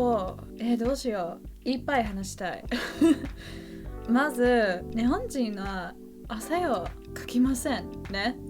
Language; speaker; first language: Japanese; non-native, learner; English